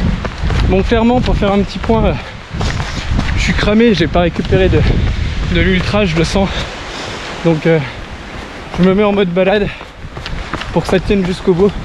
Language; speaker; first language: French; native; French